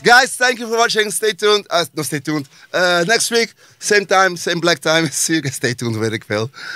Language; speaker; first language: English; non-native, fluent; Dutch